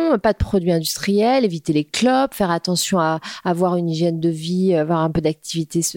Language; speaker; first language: French; native; French